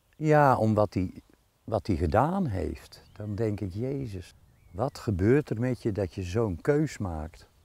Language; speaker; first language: Dutch; native; Dutch